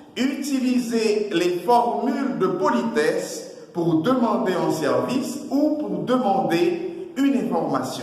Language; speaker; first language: French; non-native, local second language; Haitian Creole